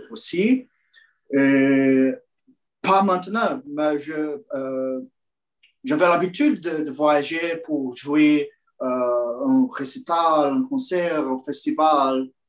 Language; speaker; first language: French; non-native, learner; Portuguese